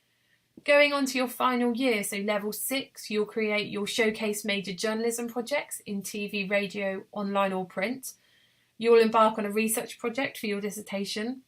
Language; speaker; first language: English; native; English